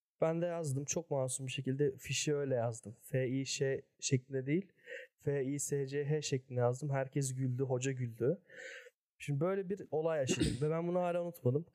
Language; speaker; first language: Turkish; early bilingual, heritage; Turkish